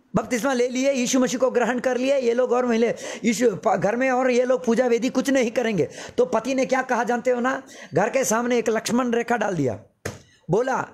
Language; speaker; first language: Hindi; non-native, local second language; Malayalam